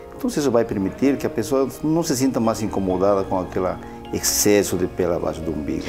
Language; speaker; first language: Portuguese; non-native, fluent; Spanish